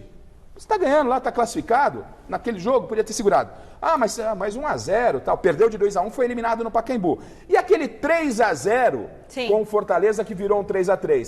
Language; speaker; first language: Portuguese; native; Portuguese